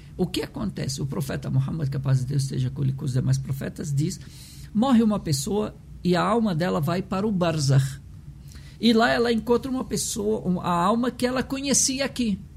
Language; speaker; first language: Portuguese; early bilingual, other home language; Arabic